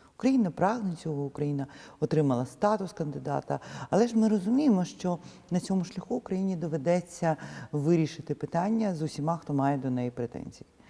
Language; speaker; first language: Ukrainian; native; Ukrainian